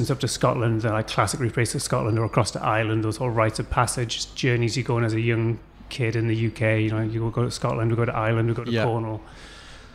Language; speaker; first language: English; native; English